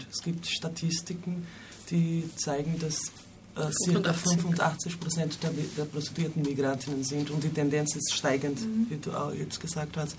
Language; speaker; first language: German; non-native, fluent; Portuguese